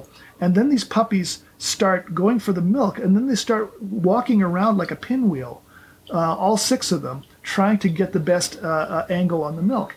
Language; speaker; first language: English; native; English